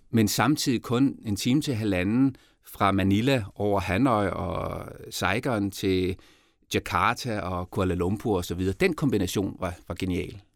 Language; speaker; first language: Danish; native; Danish